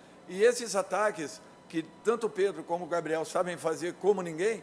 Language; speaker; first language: Portuguese; native; Portuguese